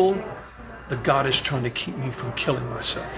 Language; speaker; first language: English; native; English